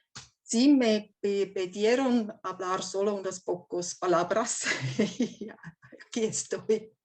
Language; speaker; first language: Spanish; non-native, fluent; German